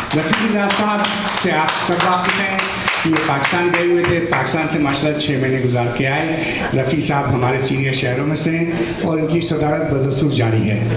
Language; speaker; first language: Urdu; native; Urdu